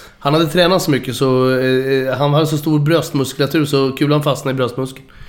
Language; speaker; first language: Swedish; native; Swedish